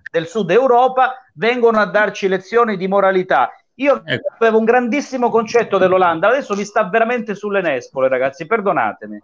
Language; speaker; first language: Italian; native; Italian